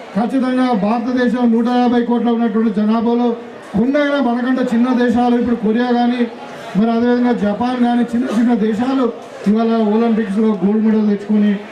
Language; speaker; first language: Telugu; native; Telugu